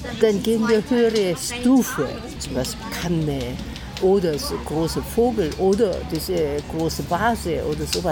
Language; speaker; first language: German; non-native, learner; Korean